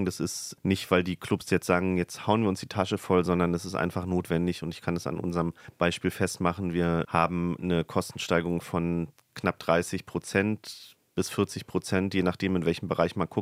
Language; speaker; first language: German; native; German